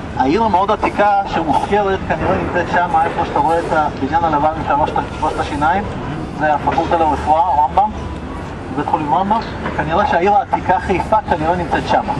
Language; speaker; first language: Hebrew; early bilingual, other home language; Russian